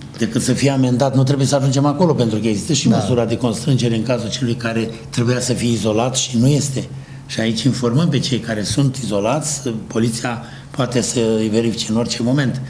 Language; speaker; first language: Romanian; native; Romanian